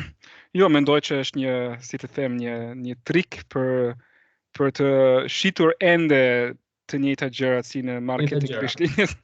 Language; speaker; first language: Albanian; non-native, fluent; German